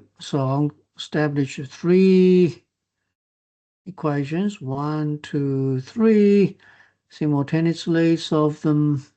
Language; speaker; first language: English; non-native, fluent; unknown